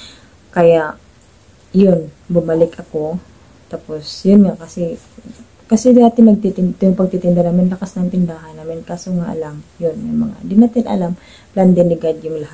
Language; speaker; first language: Filipino; native; Filipino